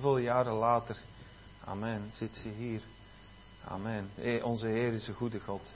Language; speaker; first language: Dutch; native; Dutch